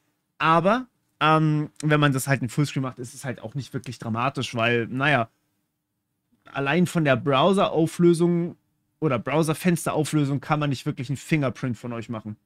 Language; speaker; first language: German; native; German